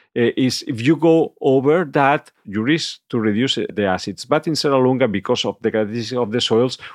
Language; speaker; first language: English; non-native, fluent; Catalan